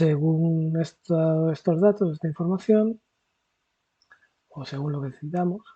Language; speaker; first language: Spanish; native; Spanish